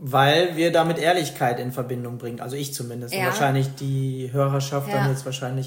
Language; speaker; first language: German; native; German